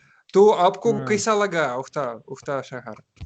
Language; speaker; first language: Hindi; non-native, learner; Russian